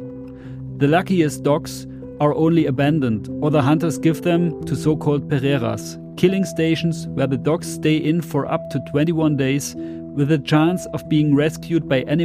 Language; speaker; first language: English; non-native, fluent; German